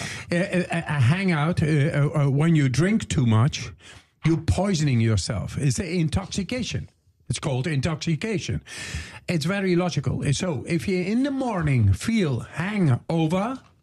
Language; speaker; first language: English; non-native, fluent; Dutch